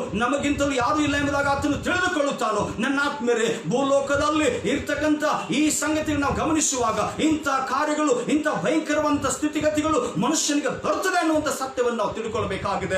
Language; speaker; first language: Kannada; native; Kannada